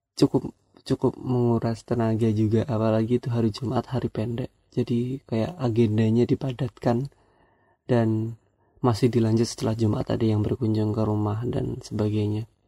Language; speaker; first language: Indonesian; non-native, local second language; Javanese